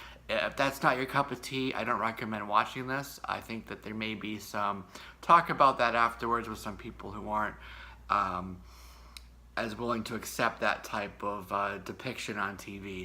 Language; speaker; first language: English; native; English